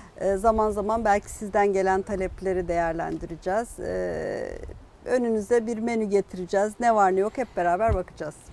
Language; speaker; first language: Turkish; non-native, local second language; Kurdish